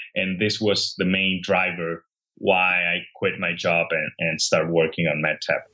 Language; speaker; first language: English; non-native, fluent; Spanish